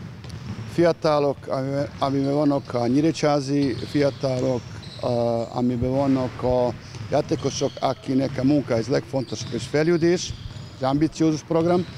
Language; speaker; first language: Hungarian; non-native, fluent; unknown